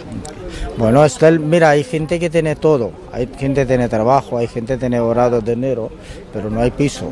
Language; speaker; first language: Spanish; non-native, learner; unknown